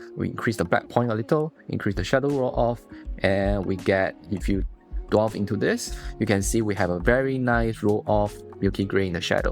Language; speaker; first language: English; non-native, fluent; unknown